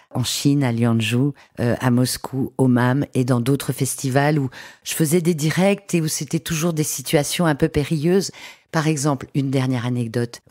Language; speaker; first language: French; native; French